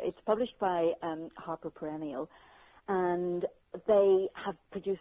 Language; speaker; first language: English; native; English